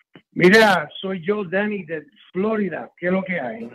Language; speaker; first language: Spanish; native; Spanish